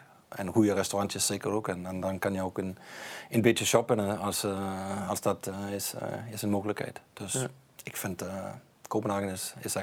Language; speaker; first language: Dutch; non-native, fluent; Danish